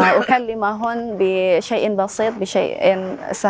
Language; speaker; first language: Arabic; non-native, fluent; Indonesian